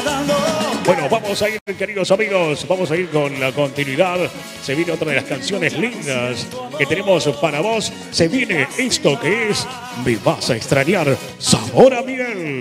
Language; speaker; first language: Spanish; native; Spanish